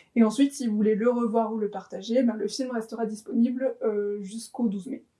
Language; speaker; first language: French; native; French